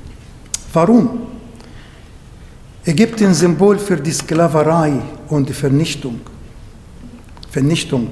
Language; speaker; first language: German; non-native, fluent; Arabic